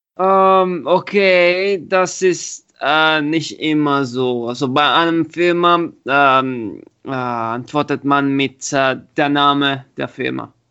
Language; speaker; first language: German; non-native, learner; Italian